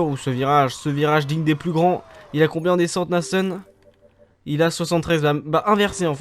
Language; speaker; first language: French; native; French